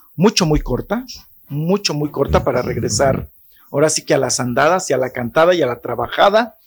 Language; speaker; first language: Spanish; native; Spanish